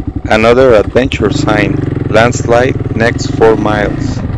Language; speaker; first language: English; non-native, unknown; Spanish